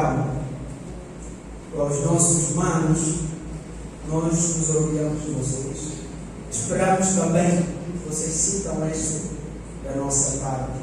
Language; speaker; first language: Portuguese; non-native, local second language; Upper Guinea Crioulo